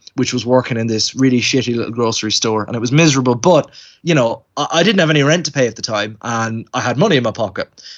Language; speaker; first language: English; native; English